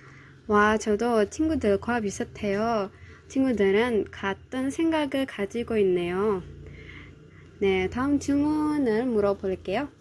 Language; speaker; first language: Korean; non-native, learner; Indonesian